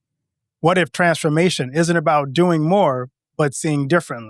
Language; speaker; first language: English; native; English